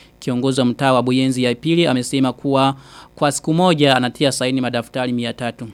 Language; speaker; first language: Swahili; non-native, local second language; Rundi